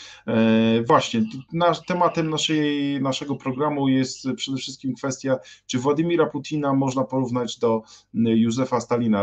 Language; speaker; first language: Polish; native; Polish